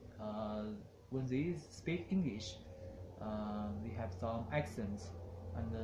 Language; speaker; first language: English; non-native, learner; Chinese